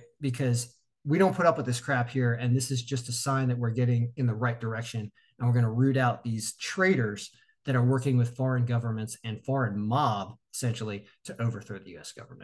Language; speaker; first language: English; native; English